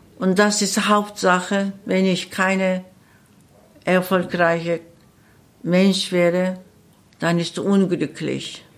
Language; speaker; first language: German; non-native, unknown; Korean